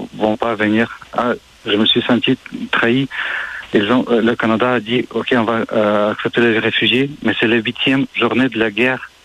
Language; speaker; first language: French; non-native, fluent; Ukrainian